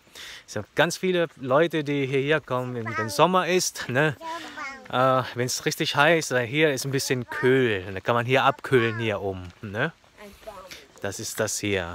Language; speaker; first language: German; non-native, fluent; Filipino